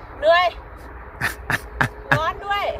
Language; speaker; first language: Thai; non-native, learner; German